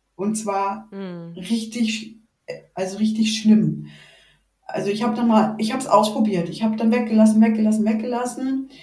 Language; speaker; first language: German; native; German